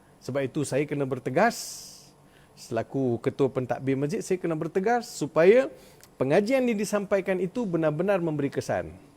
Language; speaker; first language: Malay; non-native, local second language; Tamil